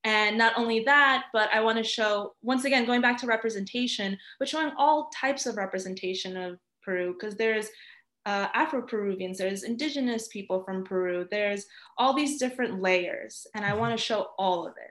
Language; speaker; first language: English; early bilingual, other home language; Spanish